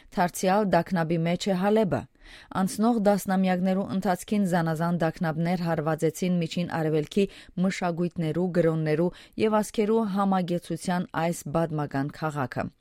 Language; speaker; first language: Armenian; early bilingual, heritage; Armenian